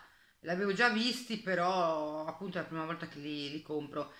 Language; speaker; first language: Italian; native; Italian